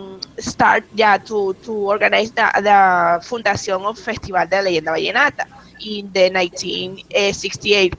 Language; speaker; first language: English; non-native, learner; Spanish